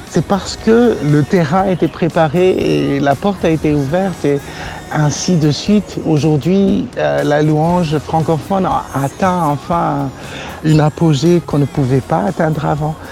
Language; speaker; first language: French; non-native, local second language; Malagasy